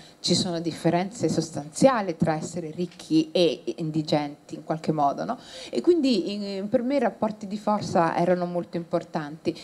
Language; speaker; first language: Italian; early bilingual, other home language; Somali